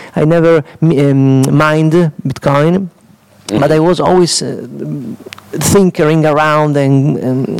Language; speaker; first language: English; non-native, fluent; Italian